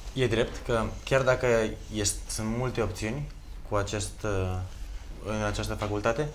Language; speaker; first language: Romanian; early bilingual, other home language; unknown